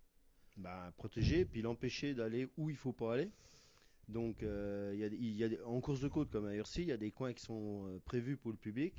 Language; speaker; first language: French; native; French